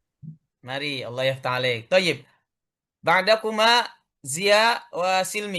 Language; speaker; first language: Arabic; non-native, learner; Indonesian